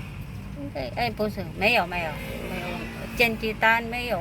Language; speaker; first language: Chinese; non-native, learner; Filipino